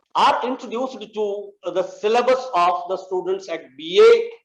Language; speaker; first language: English; non-native, local second language; Marathi